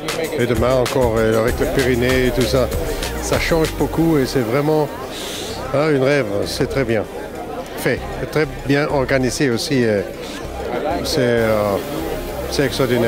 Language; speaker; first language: French; non-native, fluent; German